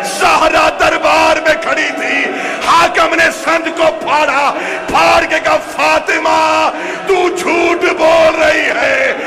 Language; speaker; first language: Urdu; non-native, local second language; Punjabi